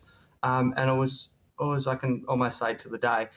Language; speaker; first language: English; native; English